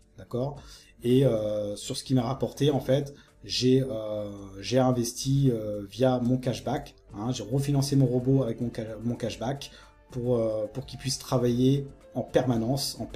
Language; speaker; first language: French; native; French